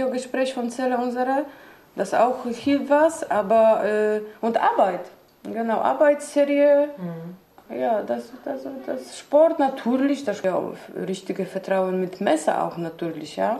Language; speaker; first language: German; non-native, learner; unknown